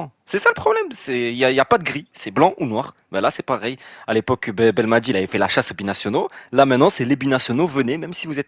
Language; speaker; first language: French; native; French